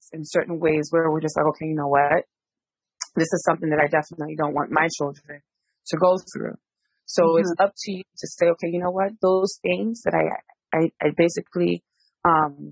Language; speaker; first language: English; early bilingual, other home language; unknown